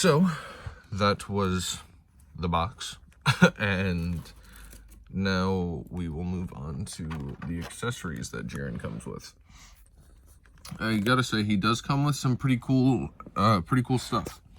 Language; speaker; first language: English; native; English